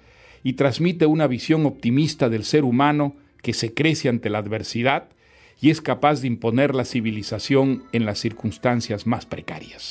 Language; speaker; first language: Spanish; native; Spanish